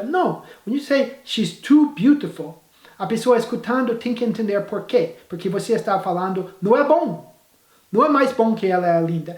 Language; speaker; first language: Portuguese; non-native, fluent; English